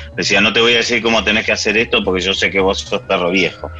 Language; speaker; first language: Spanish; early bilingual, other home language; English